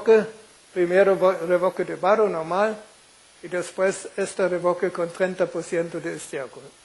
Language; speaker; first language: Spanish; non-native, fluent; German